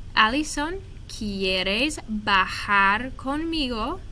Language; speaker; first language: Spanish; non-native, fluent; English